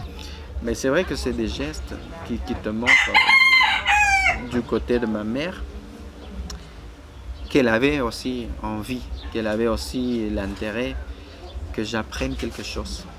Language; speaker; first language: French; non-native, fluent; Spanish